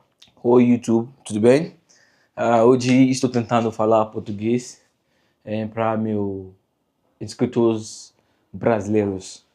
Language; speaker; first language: Portuguese; non-native, learner; English